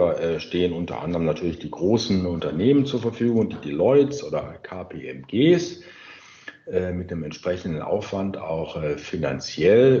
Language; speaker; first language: German; native; German